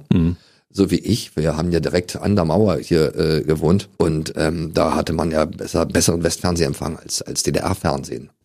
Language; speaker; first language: German; native; German